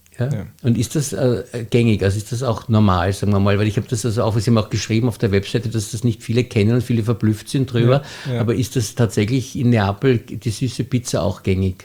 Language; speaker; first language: German; native; German